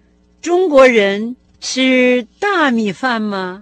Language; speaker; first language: Chinese; non-native, fluent; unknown